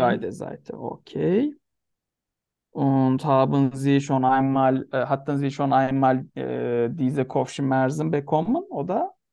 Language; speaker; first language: German; non-native, learner; Turkish